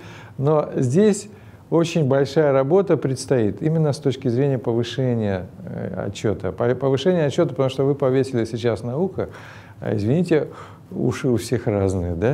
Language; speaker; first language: Russian; native; Russian